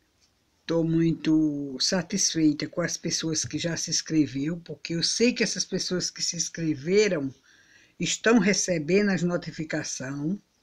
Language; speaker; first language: Portuguese; native; Portuguese